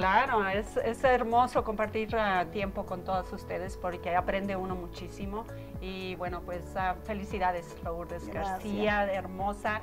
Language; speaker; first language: Spanish; native; Spanish